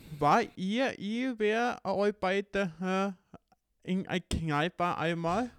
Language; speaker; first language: German; non-native, learner; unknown